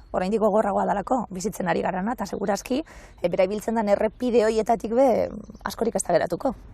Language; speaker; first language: Basque; native; Basque